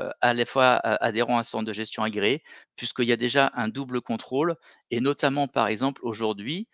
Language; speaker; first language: French; native; French